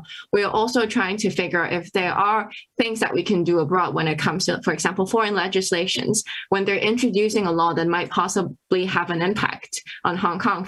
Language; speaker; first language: English; non-native, local second language; Cantonese